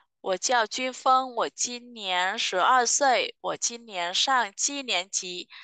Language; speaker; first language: Chinese; non-native, fluent; Vietnamese